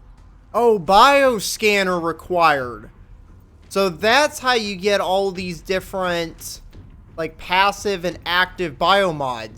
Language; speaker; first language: English; native; English